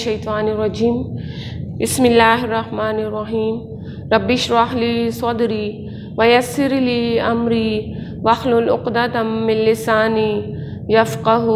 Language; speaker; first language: Urdu; native; Urdu